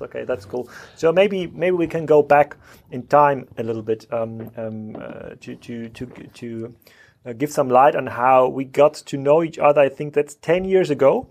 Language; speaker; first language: English; non-native, fluent; German